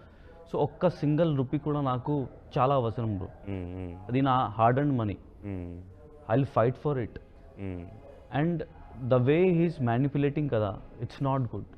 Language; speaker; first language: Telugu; non-native, local second language; Hindi